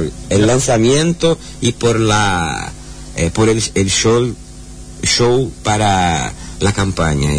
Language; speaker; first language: Spanish; non-native, learner; Portuguese